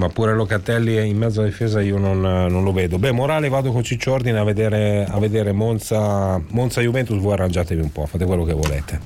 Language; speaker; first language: Italian; native; Italian